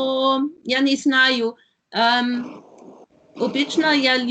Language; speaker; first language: Russian; non-native, learner; German